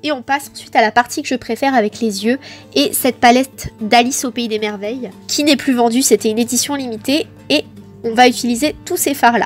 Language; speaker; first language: French; native; French